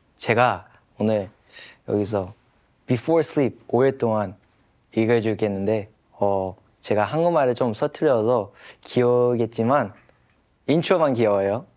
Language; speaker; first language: Korean; early bilingual, heritage; English